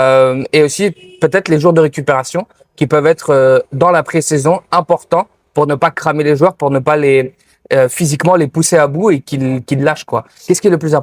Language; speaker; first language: French; native; French